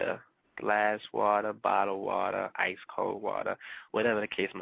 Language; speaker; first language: English; non-native, fluent; Spanish